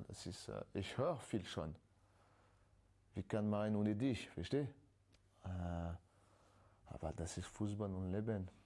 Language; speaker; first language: German; non-native, learner; French